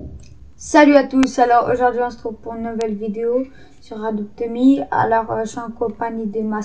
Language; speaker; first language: French; native; French